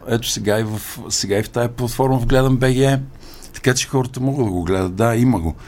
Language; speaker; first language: Bulgarian; native; Bulgarian